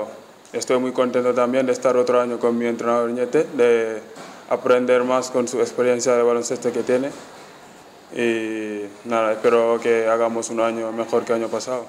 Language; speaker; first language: Spanish; non-native, fluent; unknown